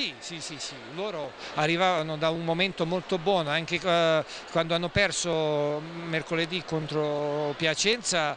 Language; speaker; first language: Italian; non-native, fluent; Serbian